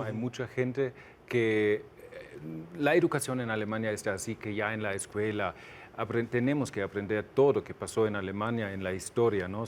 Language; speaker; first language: Spanish; non-native, fluent; German